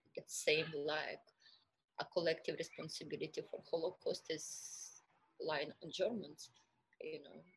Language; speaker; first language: English; non-native, fluent; Russian